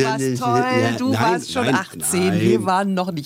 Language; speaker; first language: German; native; German